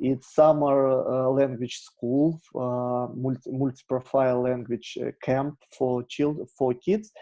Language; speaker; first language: English; non-native, learner; Russian